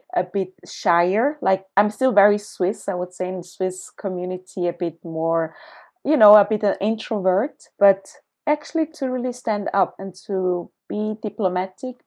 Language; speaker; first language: English; early bilingual, other home language; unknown